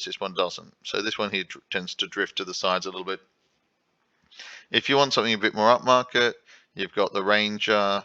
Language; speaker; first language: English; native; English